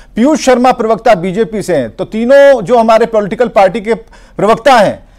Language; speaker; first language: Hindi; native; Hindi